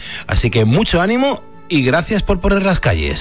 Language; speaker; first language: Spanish; native; Spanish